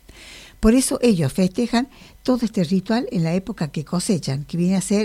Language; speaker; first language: Spanish; native; Spanish